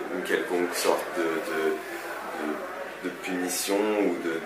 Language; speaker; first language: French; native; French